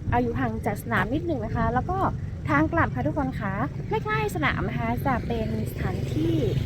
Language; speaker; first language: Thai; non-native, local second language; S'gaw Karen